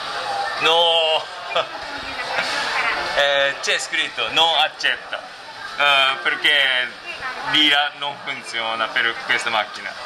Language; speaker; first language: Italian; non-native, learner; Japanese